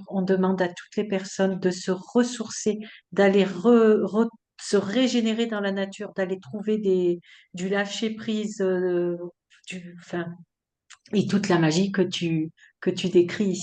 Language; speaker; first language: French; native; French